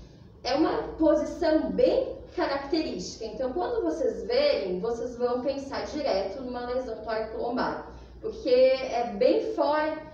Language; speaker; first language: Portuguese; native; Portuguese